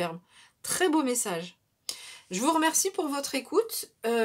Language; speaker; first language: French; native; French